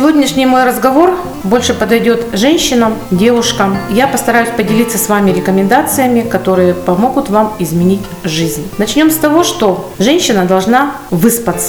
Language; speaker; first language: Russian; native; Russian